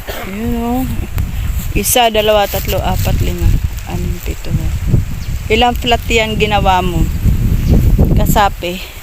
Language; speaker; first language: Filipino; native; Filipino